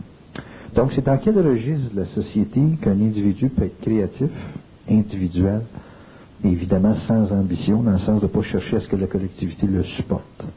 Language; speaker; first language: French; native; French